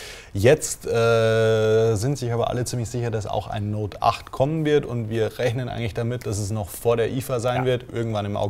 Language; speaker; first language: German; native; German